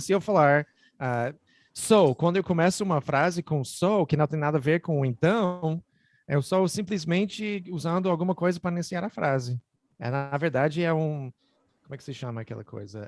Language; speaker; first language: Portuguese; non-native, fluent; English